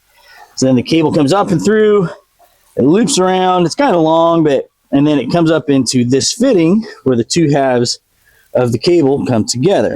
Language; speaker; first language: English; native; English